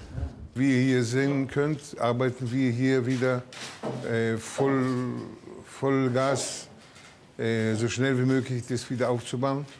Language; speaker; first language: German; early bilingual, heritage; German